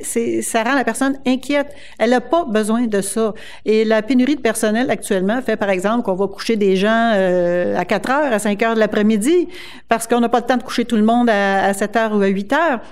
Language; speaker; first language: French; native; French